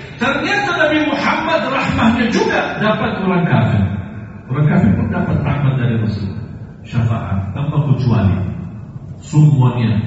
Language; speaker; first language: Indonesian; non-native, fluent; Arabic